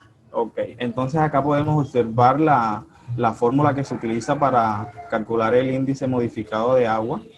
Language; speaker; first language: Spanish; native; Spanish